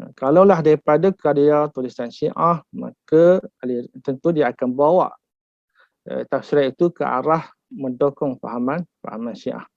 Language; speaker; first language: Malay; native; Malay